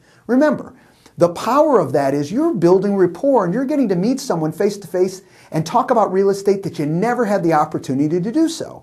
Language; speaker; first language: English; native; English